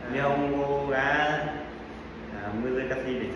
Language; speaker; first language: Japanese; non-native, learner; Vietnamese